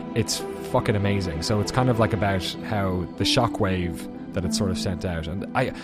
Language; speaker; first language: English; native; English